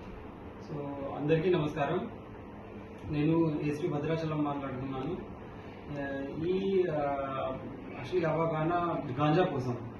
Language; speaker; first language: Telugu; non-native, learner; Hindi